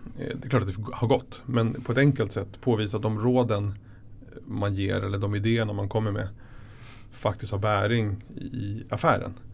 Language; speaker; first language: Swedish; early bilingual, other home language; Spanish